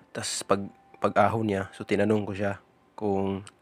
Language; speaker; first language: Filipino; non-native, local second language; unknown